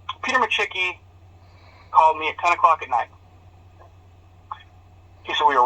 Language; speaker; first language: English; native; English